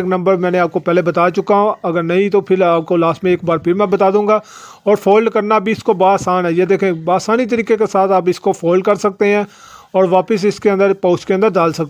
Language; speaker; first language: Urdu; non-native, local second language; Punjabi